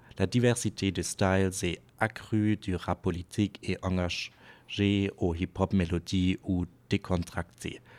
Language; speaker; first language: French; non-native, fluent; German